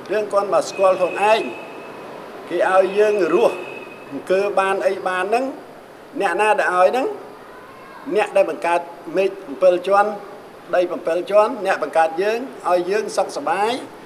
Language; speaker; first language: Khmer; non-native, local second language; Western Cham